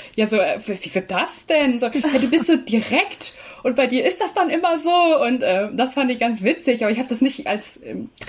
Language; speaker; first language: German; native; German